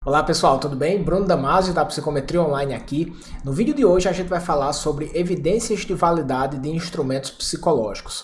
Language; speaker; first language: Portuguese; native; Portuguese